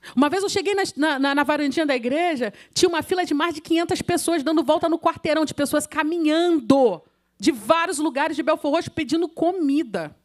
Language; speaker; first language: Portuguese; native; Portuguese